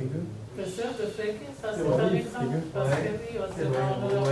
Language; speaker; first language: French; non-native, fluent; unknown